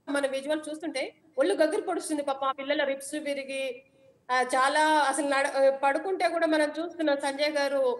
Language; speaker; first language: Telugu; native; Telugu